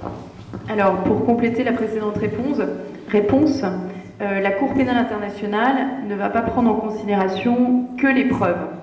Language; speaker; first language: French; native; French